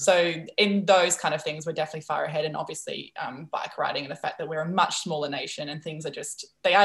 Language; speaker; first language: English; non-native, fluent; Dutch